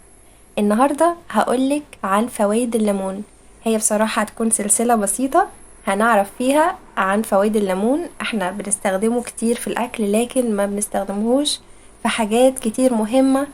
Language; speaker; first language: Arabic; native; Arabic